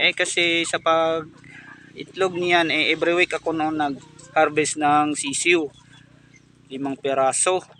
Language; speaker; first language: Filipino; non-native, local second language; Cebuano